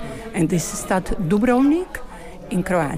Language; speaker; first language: Dutch; non-native, learner; Bosnian